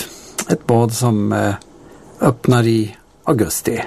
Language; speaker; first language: Swedish; native; Swedish